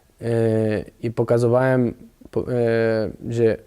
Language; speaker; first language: Polish; non-native, learner; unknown